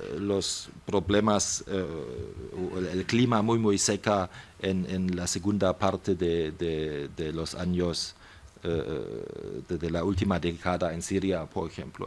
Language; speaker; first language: Spanish; non-native, fluent; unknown